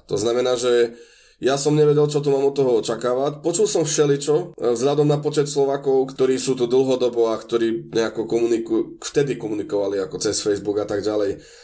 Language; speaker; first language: Slovak; native; Slovak